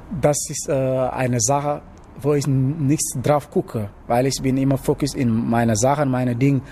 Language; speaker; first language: German; non-native, learner; Wolof